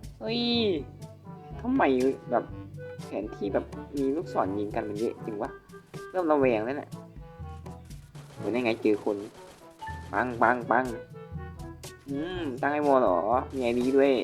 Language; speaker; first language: Thai; native; Thai